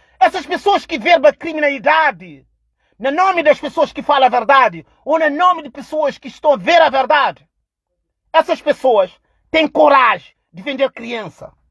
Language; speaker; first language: Portuguese; non-native, local second language; Kabuverdianu